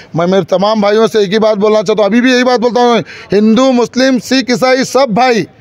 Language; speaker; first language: Hindi; native; Hindi